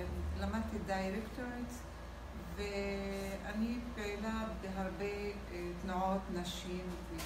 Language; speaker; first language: Hebrew; non-native, local second language; Arabic